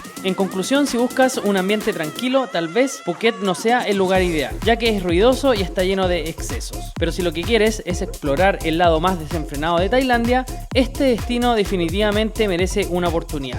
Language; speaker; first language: Spanish; native; Spanish